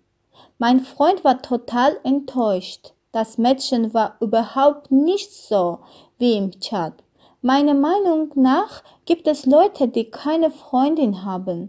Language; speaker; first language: German; non-native, learner; Armenian